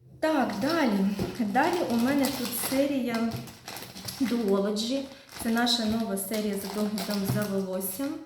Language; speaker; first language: Ukrainian; non-native, local second language; Russian